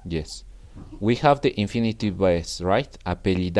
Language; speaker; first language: English; non-native, fluent; Spanish